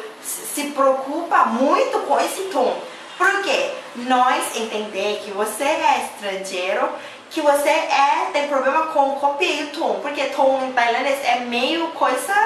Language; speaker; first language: Portuguese; non-native, learner; Thai